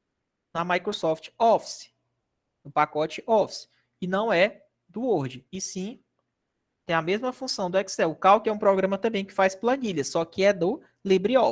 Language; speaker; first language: Portuguese; native; Portuguese